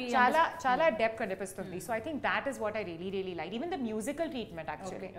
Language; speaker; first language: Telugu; non-native, learner; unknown